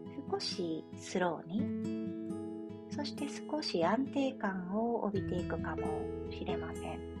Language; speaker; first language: Japanese; native; Japanese